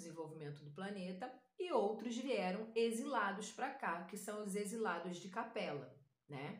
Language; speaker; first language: Portuguese; native; Portuguese